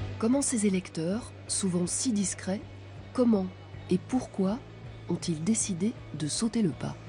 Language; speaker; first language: French; native; French